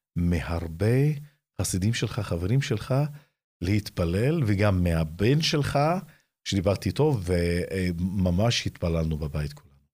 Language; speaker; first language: Hebrew; non-native, local second language; Arabic